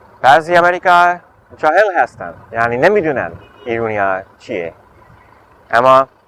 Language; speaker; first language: Persian; non-native, fluent; English